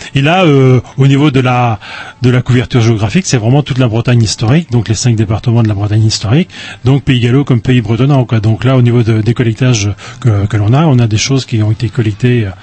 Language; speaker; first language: French; native; French